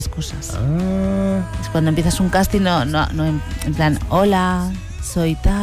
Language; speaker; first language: Spanish; native; Spanish